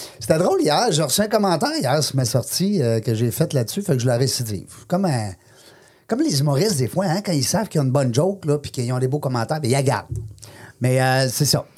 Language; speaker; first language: French; native; French